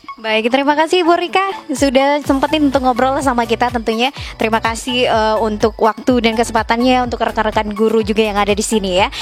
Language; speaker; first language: Indonesian; native; Indonesian